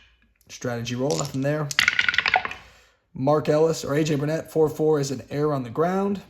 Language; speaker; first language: English; native; English